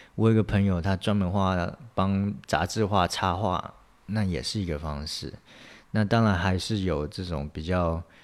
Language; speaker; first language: Chinese; native; Chinese